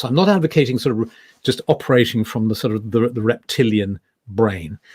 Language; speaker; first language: English; native; English